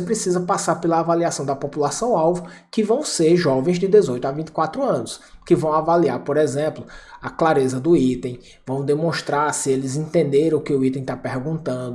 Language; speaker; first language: Portuguese; native; Portuguese